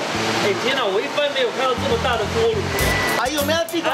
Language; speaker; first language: Chinese; native; Chinese